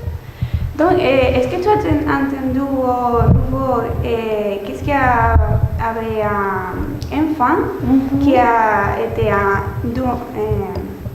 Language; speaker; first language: French; non-native, learner; Spanish